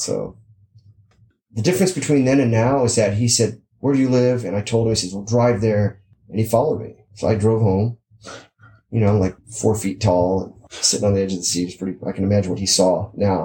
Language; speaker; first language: English; native; English